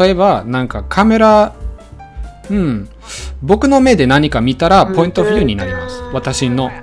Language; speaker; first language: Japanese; non-native, fluent; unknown